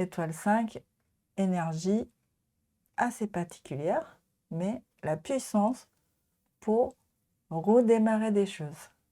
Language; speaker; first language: French; non-native, learner; Japanese